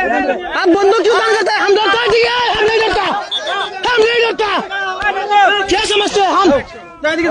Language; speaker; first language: Hindi; non-native, learner; Bangla